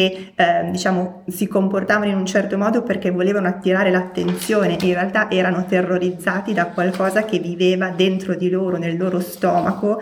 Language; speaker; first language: Italian; native; Italian